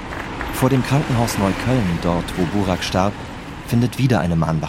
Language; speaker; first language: German; native; German